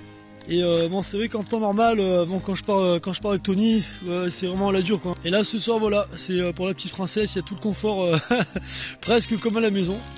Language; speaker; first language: French; native; French